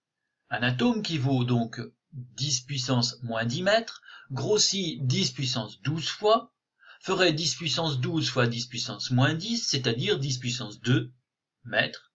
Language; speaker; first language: French; native; French